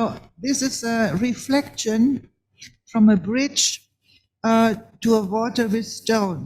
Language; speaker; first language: English; non-native, fluent; German